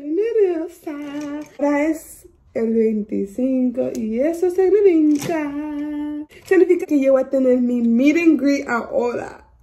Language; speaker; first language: Spanish; early bilingual, heritage; Spanish